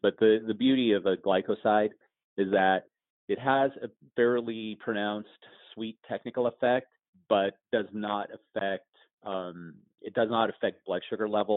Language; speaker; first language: English; native; English